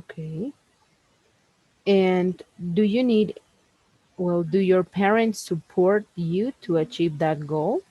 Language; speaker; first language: English; non-native, fluent; Spanish